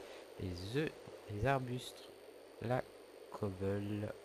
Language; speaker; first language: French; native; French